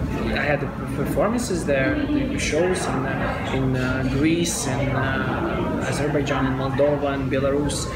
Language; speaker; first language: English; non-native, fluent; Russian